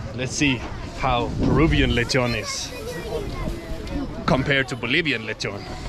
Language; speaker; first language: English; non-native, fluent; Danish